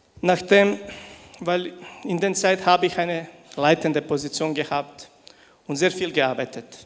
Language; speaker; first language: German; non-native, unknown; Bosnian